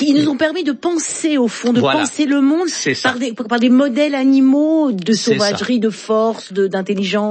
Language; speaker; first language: French; native; French